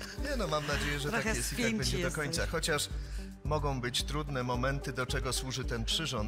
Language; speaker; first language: Polish; native; Polish